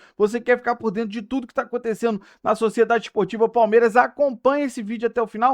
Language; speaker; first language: Portuguese; native; Portuguese